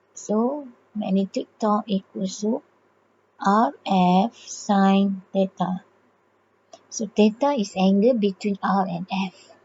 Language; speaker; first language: English; non-native, local second language; Malay